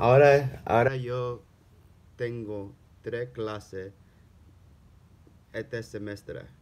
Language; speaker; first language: Spanish; non-native, learner; English